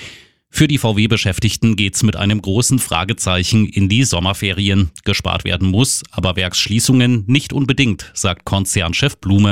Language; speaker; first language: German; native; German